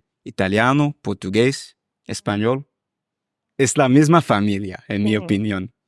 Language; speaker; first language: Spanish; non-native, fluent; English